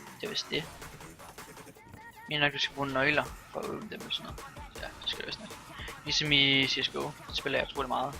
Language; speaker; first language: Danish; native; Danish